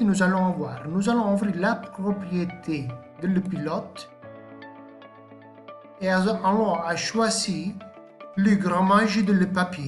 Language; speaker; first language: French; non-native, fluent; Italian